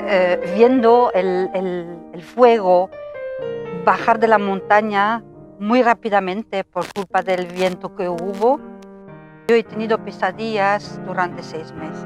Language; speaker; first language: Spanish; non-native, fluent; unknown